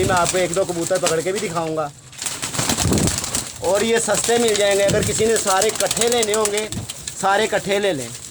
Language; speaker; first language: Hindi; non-native, local second language; Punjabi